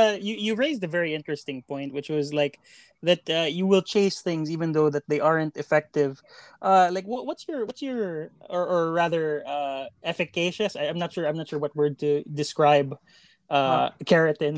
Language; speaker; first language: English; non-native, local second language; Cebuano